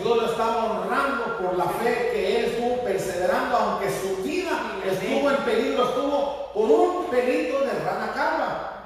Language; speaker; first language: Spanish; native; Spanish